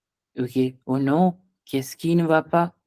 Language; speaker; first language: French; non-native, fluent; Hindi